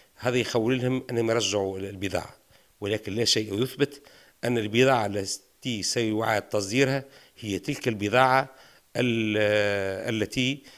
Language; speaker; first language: Arabic; native; Arabic